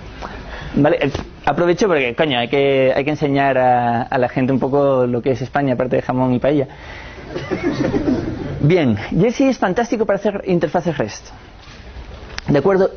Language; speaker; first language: Spanish; native; Spanish